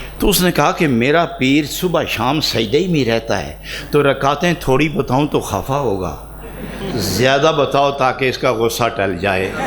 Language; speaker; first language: Urdu; non-native, local second language; Punjabi